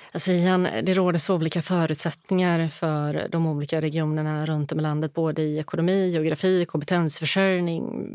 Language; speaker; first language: Swedish; early bilingual, other home language; Bosnian